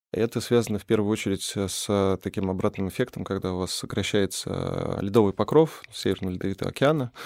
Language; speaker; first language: Russian; native; Russian